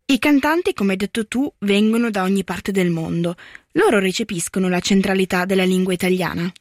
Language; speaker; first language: Italian; native; Italian